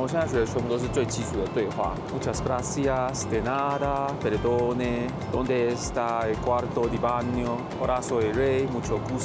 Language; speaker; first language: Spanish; non-native, learner; Chinese